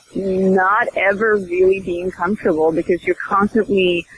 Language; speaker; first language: English; early bilingual, other home language; Swedish